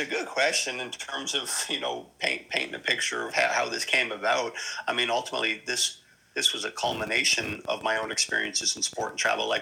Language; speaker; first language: English; native; English